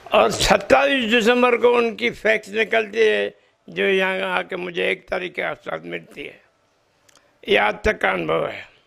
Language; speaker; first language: Hindi; non-native, local second language; Sindhi